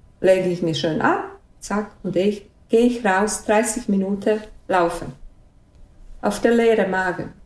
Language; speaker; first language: German; non-native, fluent; Bosnian